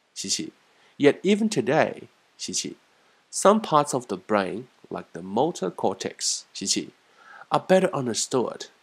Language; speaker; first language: English; non-native, fluent; Chinese